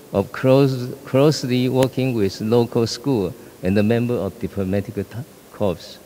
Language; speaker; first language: English; non-native, fluent; Chinese